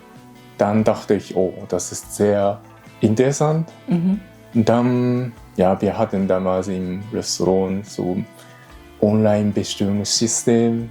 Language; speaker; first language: German; non-native, learner; Japanese